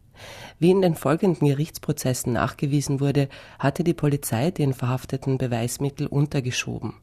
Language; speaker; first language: German; native; German